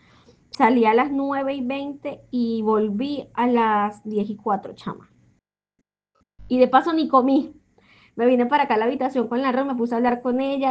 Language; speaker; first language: Spanish; native; Spanish